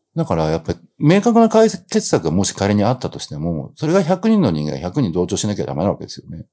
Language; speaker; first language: Japanese; native; Japanese